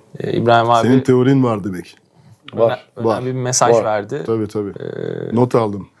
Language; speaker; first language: Turkish; non-native, fluent; French